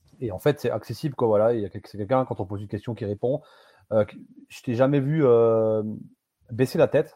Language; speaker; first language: French; native; French